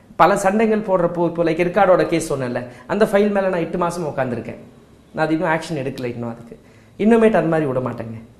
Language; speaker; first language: Tamil; non-native, local second language; Marwari